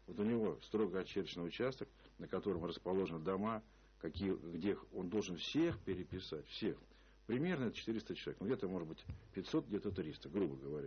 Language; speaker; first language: Russian; native; Russian